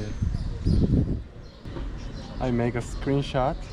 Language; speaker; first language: English; non-native, learner; Korean